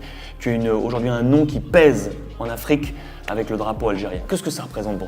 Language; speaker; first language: French; native; French